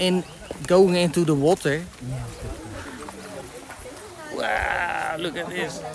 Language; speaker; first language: English; non-native, learner; Dutch